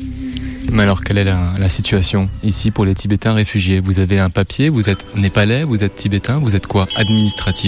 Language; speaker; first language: French; native; French